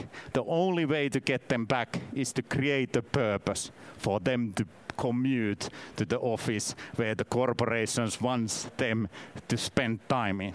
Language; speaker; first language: English; non-native, fluent; Finnish